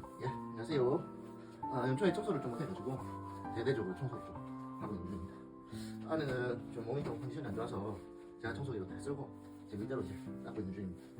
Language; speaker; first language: Korean; native; Korean